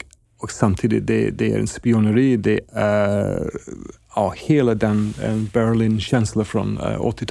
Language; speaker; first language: Swedish; non-native, fluent; English